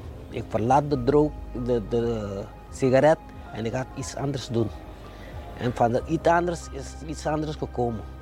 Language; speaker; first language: Dutch; non-native, fluent; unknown